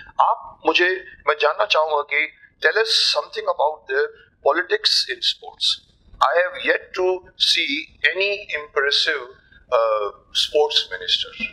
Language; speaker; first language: Hindi; native; Hindi